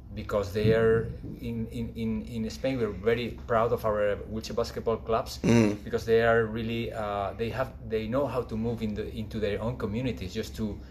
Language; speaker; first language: English; non-native, fluent; Spanish